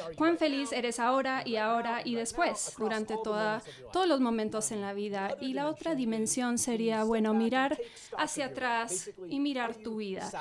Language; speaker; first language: Spanish; non-native, fluent; English